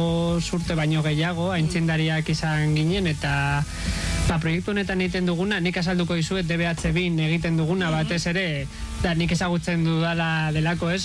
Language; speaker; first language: Basque; native; Basque